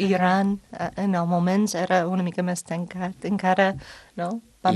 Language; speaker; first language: Catalan; non-native, fluent; English